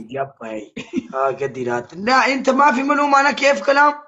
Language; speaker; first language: Arabic; non-native, learner; Punjabi